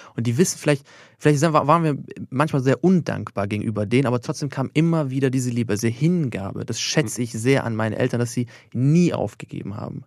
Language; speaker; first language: German; early bilingual, other home language; Albanian